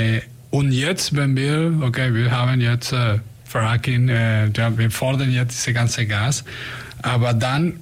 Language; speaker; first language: German; non-native, fluent; Spanish